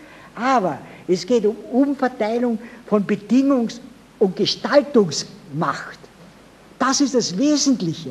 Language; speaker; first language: German; native; German